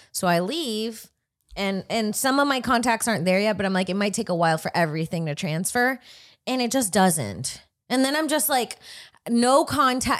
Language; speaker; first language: English; early bilingual, other home language; Spanish